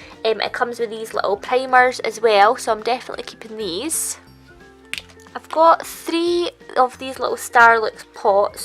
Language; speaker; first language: English; native; English